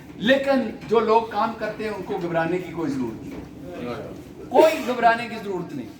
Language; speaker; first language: Urdu; non-native, local second language; Punjabi